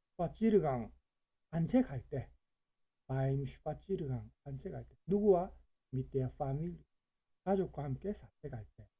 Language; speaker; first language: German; non-native, fluent; Korean